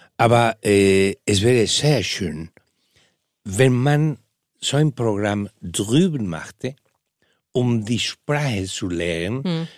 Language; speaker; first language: German; non-native, fluent; Spanish